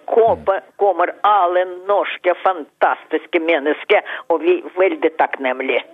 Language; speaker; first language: Norwegian; non-native, fluent; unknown